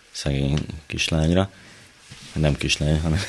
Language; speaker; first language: Hungarian; native; Hungarian